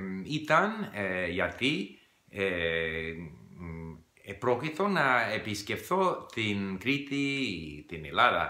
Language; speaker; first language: Greek; non-native, learner; English